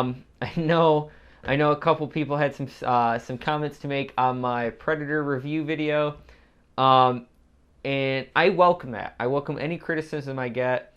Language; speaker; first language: English; native; English